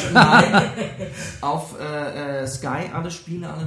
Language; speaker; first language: German; native; German